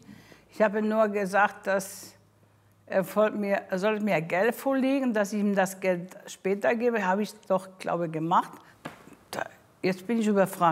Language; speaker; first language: German; non-native, fluent; English